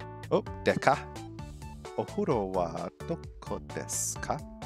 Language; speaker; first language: Japanese; non-native, learner; English